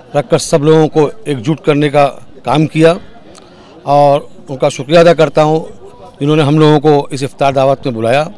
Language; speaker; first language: Hindi; non-native, local second language; Urdu